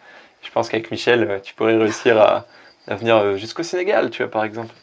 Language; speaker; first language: French; native; French